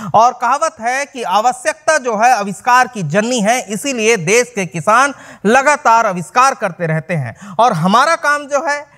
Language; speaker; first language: Hindi; native; Hindi